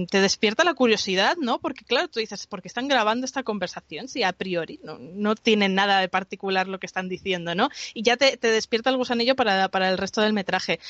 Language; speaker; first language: Spanish; native; Spanish